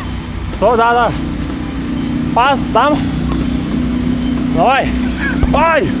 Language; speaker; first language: Russian; non-native, learner; Lithuanian